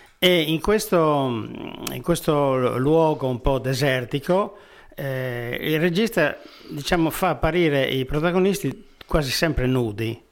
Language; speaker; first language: Italian; native; Italian